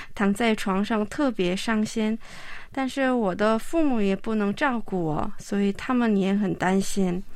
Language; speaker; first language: Chinese; non-native, fluent; Korean